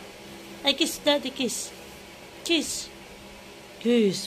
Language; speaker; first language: Filipino; native; Filipino